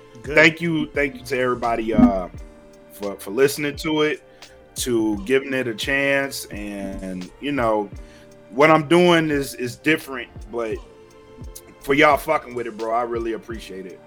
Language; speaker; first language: English; native; English